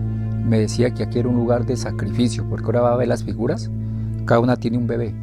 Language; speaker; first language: Spanish; native; Spanish